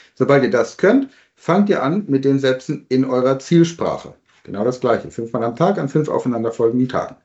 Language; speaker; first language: German; native; German